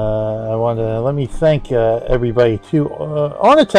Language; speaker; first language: English; native; English